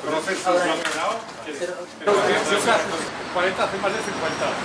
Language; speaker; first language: Spanish; native; Spanish